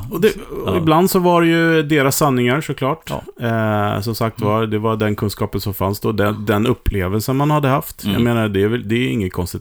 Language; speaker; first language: Swedish; native; Swedish